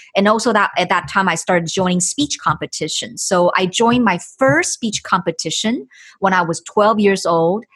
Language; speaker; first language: English; non-native, fluent; Chinese